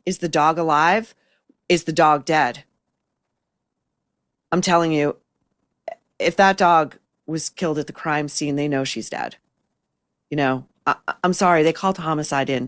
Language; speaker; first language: English; native; English